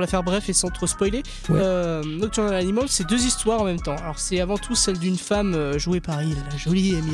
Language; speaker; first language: French; native; French